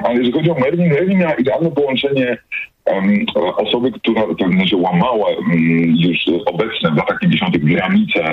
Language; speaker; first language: Polish; native; Polish